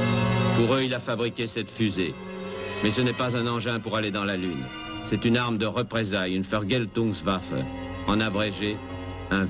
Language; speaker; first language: French; native; French